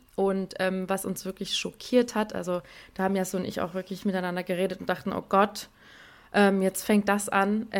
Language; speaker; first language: German; early bilingual, other home language; Persian